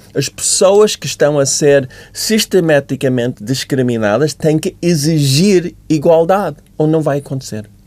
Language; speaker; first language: Portuguese; non-native, fluent; English